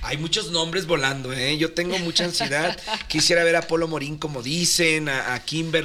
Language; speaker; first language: Spanish; native; Spanish